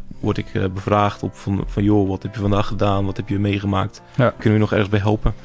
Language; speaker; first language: Dutch; native; Dutch